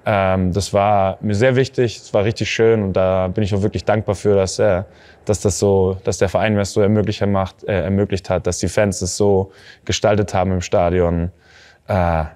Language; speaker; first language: German; native; German